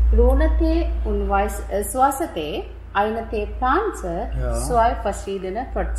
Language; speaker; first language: German; non-native, learner; Sinhala